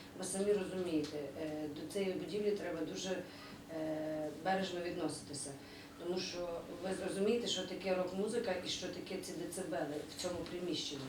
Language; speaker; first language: Ukrainian; native; Ukrainian